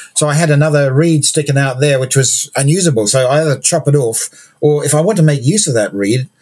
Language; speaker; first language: English; native; English